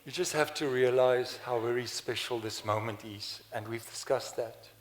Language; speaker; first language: English; non-native, local second language; Afrikaans